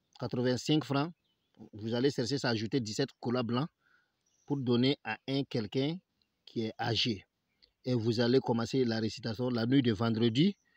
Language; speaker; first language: French; non-native, local second language; Bambara